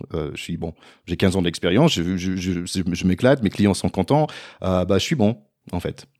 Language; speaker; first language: French; non-native, fluent; English